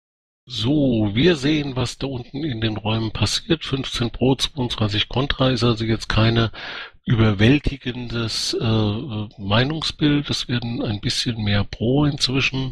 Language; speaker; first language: German; native; German